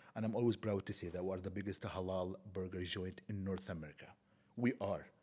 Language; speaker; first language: English; non-native, fluent; Arabic